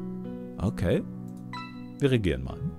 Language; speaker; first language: German; native; German